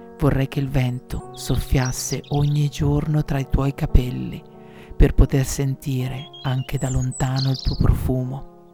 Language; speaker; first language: Italian; native; Italian